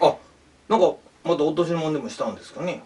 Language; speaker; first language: Japanese; native; Japanese